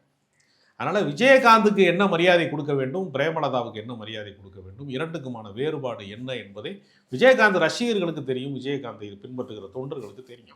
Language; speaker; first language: Tamil; native; Tamil